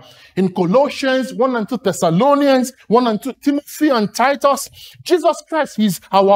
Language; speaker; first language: English; non-native, local second language; Yoruba